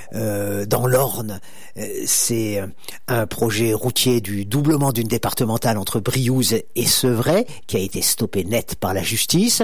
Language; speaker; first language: French; native; French